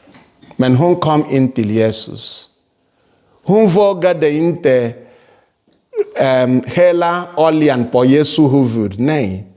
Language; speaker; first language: Swedish; non-native, fluent; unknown